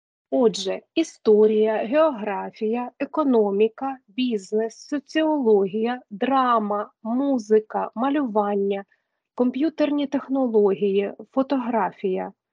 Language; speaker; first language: Ukrainian; native; Ukrainian